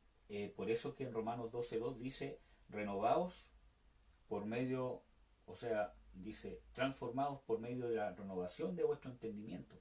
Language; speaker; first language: Spanish; native; Spanish